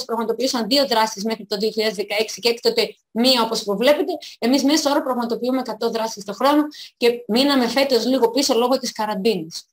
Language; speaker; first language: Greek; native; Greek